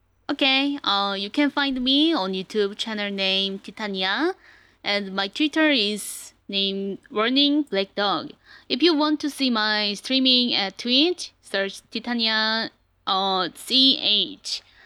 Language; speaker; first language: English; non-native, learner; Korean